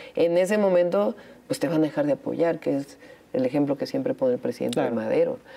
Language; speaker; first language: Spanish; native; Spanish